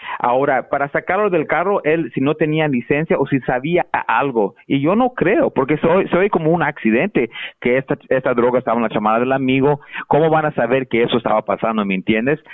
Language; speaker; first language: Spanish; early bilingual, heritage; Spanish